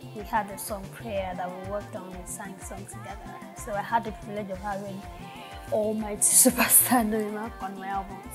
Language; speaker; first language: English; non-native, local second language; Yoruba